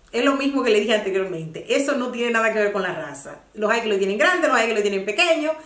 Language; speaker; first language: Spanish; native; Spanish